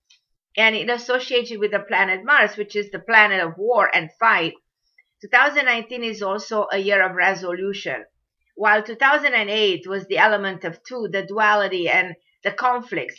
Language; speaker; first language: English; non-native, fluent; Romanian